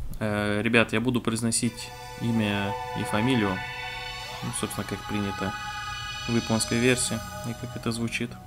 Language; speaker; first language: Russian; non-native, fluent; Romanian